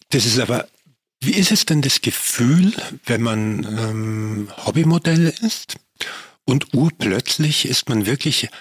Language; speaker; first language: German; native; German